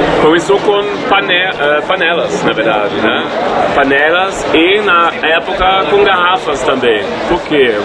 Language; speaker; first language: Portuguese; non-native, fluent; German